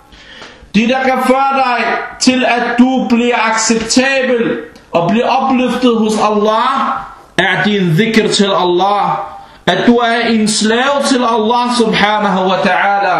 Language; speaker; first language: Danish; non-native, fluent; Arabic